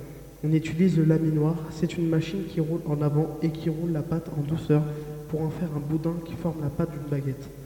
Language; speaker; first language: French; native; French